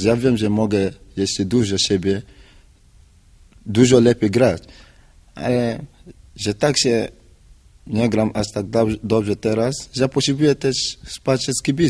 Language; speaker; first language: Polish; non-native, learner; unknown